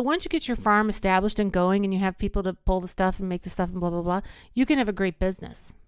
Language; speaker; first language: English; native; English